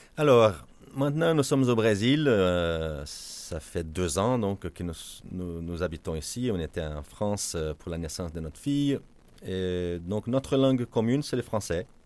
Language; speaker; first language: French; non-native, fluent; Portuguese